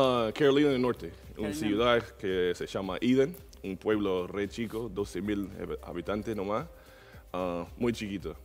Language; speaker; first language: Spanish; non-native, learner; English